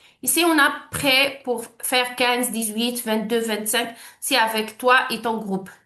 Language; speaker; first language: French; non-native, learner; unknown